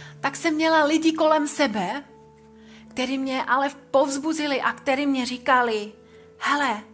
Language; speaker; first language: Czech; non-native, fluent; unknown